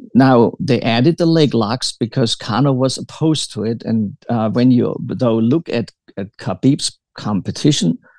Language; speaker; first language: English; early bilingual, other home language; German